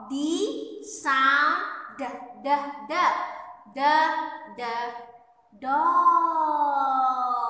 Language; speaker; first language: English; non-native, learner; Indonesian